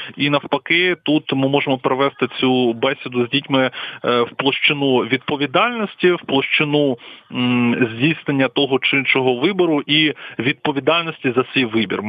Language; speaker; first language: Ukrainian; non-native, local second language; Russian